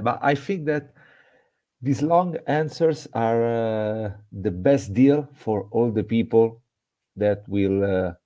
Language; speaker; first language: English; non-native, fluent; Italian